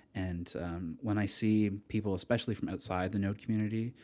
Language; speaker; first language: English; native; English